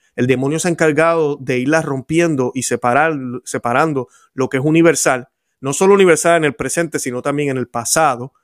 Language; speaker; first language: Spanish; native; Spanish